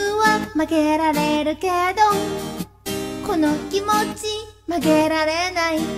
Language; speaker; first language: Japanese; native; Japanese